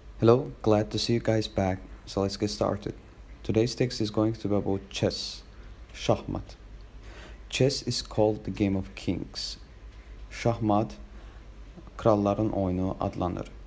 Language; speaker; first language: English; non-native, fluent; Azerbaijani